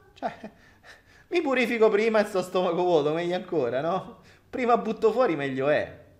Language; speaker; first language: Italian; native; Italian